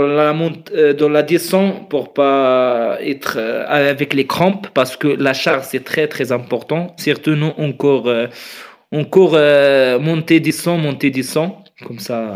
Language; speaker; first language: French; non-native, learner; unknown